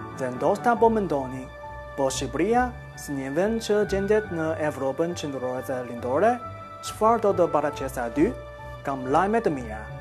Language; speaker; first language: Albanian; non-native, fluent; Chinese